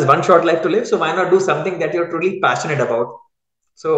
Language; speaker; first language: English; non-native, local second language; Hindi